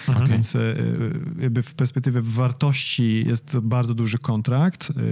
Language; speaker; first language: Polish; early bilingual, heritage; Polish